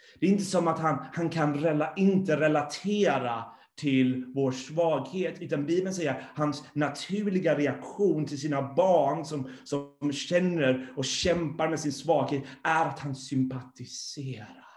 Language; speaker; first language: Swedish; non-native, fluent; English